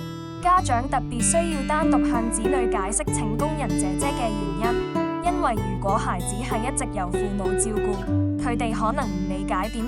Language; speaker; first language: Cantonese; native; Cantonese